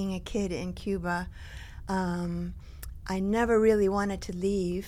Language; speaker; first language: English; early bilingual, other home language; Spanish